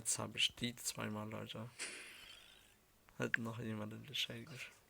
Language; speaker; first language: German; early bilingual, other home language; Arabic